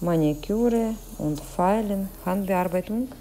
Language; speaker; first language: German; non-native, fluent; Russian